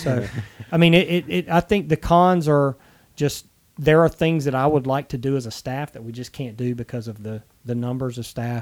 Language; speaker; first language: English; native; English